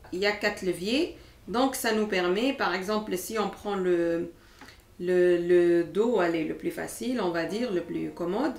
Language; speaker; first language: French; non-native, local second language; Arabic